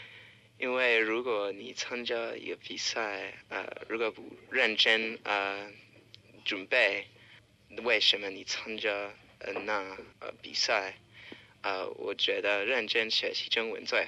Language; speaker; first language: Chinese; non-native, learner; English